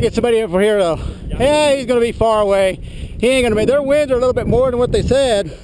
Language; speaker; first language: English; native; English